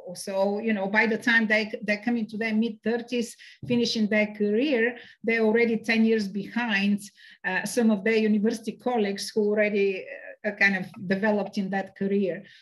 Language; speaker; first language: English; non-native, fluent; Bulgarian